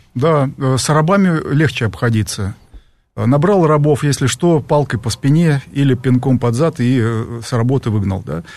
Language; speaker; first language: Russian; native; Russian